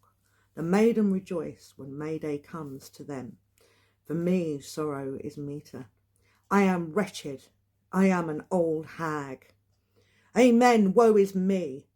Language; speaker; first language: English; native; English